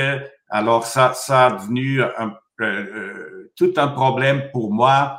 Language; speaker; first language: French; non-native, fluent; Portuguese